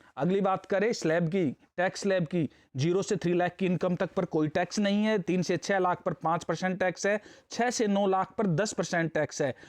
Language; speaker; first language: Hindi; native; Hindi